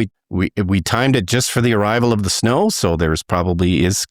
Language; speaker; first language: English; native; English